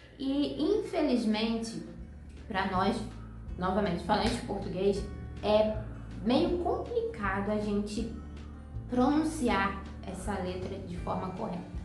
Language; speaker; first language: Portuguese; native; Portuguese